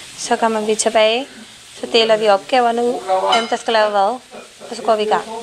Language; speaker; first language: Danish; non-native, learner; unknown